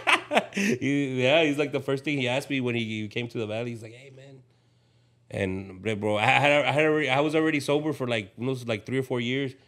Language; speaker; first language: English; native; English